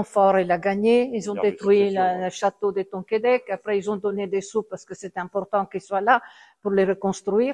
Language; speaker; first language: French; non-native, fluent; Italian